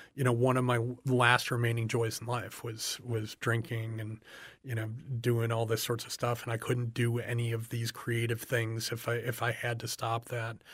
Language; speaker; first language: English; native; English